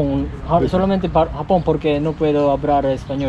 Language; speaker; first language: Spanish; non-native, learner; Japanese